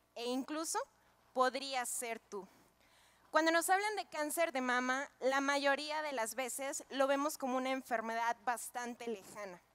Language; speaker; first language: Spanish; native; Spanish